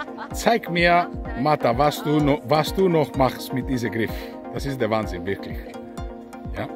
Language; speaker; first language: German; non-native, fluent; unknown